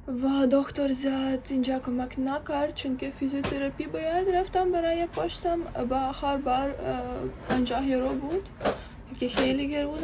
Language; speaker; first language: Persian; non-native, learner; Ukrainian